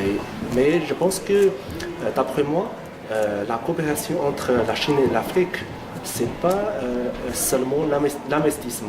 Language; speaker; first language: French; non-native, fluent; Chinese